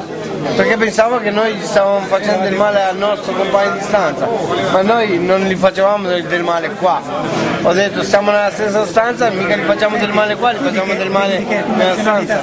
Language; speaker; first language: Italian; non-native, fluent; Albanian